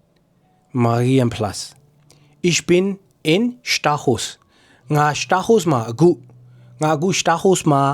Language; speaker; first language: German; non-native, fluent; Burmese